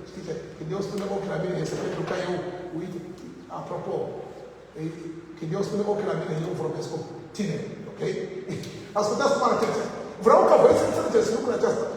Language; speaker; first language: Romanian; non-native, learner; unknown